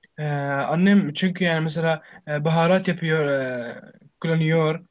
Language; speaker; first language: Turkish; non-native, learner; Arabic